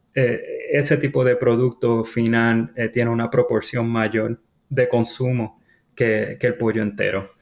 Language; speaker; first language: Spanish; native; Spanish